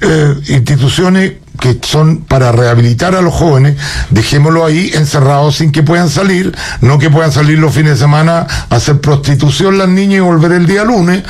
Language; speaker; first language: Spanish; native; Spanish